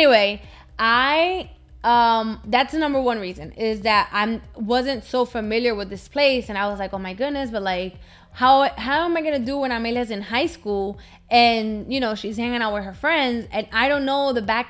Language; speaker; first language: English; early bilingual, other home language; Spanish